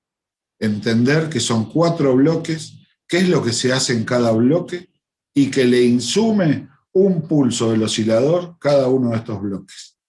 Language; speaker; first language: Spanish; native; Spanish